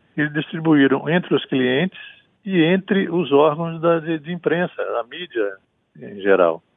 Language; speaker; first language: Portuguese; native; Portuguese